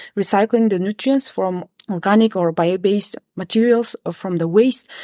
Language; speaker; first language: English; non-native, fluent; Kazakh